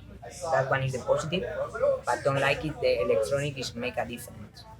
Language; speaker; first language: English; non-native, learner; Spanish